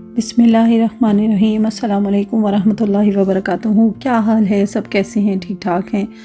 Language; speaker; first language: Urdu; native; Urdu